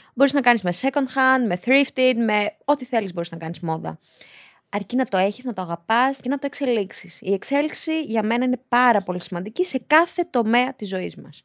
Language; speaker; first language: Greek; early bilingual, other home language; Albanian